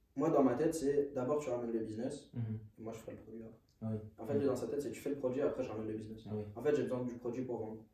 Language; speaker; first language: French; native; French